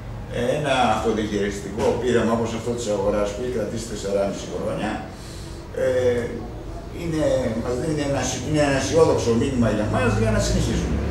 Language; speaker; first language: Greek; native; Greek